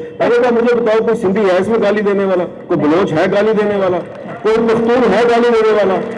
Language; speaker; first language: Urdu; non-native, local second language; Punjabi